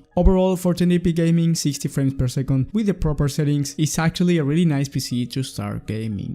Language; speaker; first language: English; non-native, fluent; Spanish